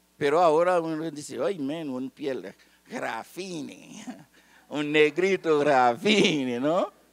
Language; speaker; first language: Spanish; non-native, fluent; Haitian Creole